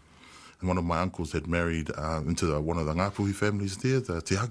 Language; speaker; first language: English; native; English